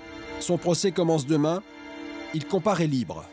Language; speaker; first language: French; native; French